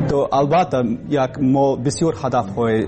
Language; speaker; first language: Persian; non-native, learner; English